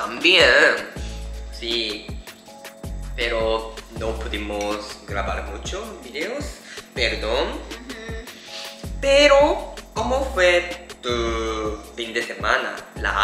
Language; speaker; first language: Spanish; non-native, learner; Japanese